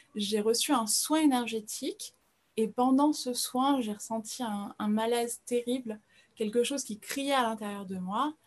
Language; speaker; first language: French; early bilingual, other home language; Portuguese